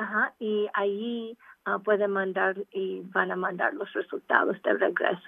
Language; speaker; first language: Spanish; non-native, local second language; English